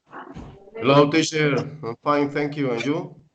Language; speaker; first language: English; non-native, learner; Spanish